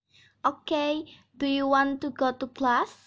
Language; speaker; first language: English; non-native, learner; Indonesian